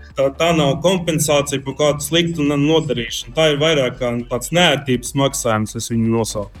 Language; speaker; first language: Latvian; non-native, local second language; Russian